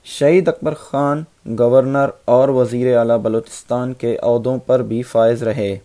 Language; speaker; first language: Urdu; non-native, local second language; Baluchi